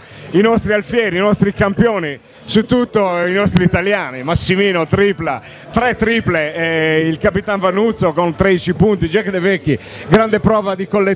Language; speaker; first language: Italian; native; Italian